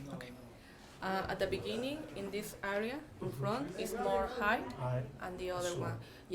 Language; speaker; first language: English; non-native, fluent; Spanish